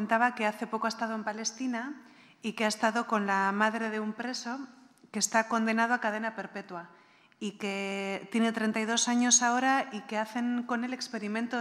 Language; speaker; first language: Spanish; native; Spanish